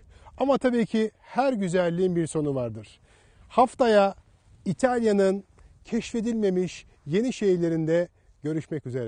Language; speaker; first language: Turkish; native; Turkish